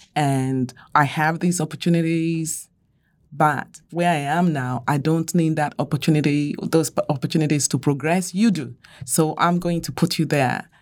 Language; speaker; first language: English; non-native, local second language; Yoruba